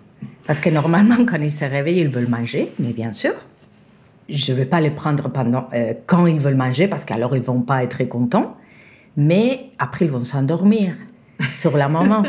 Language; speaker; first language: French; non-native, fluent; Spanish